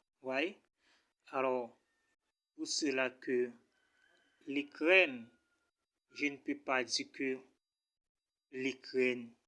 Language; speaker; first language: French; non-native, local second language; Haitian Creole